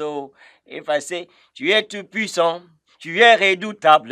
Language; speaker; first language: French; non-native, fluent; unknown